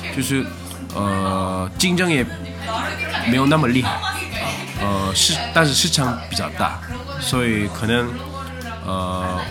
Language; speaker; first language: Chinese; non-native, fluent; Korean